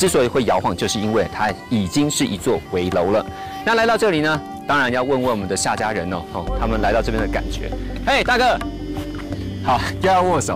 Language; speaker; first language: Chinese; native; Chinese